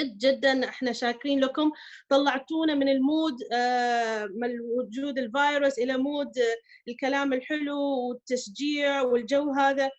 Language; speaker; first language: Arabic; native; Arabic